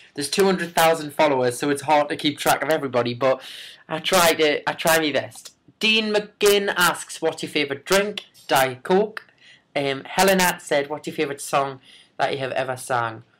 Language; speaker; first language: English; native; English